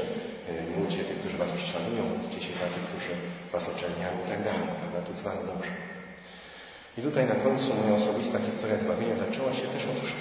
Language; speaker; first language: Polish; native; Polish